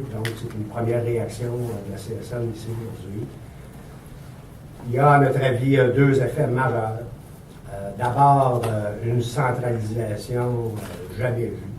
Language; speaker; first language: French; native; French